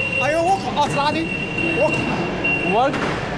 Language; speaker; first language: English; non-native, learner; Chinese